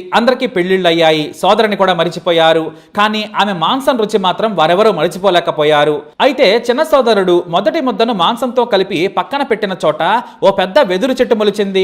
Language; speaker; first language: Telugu; native; Telugu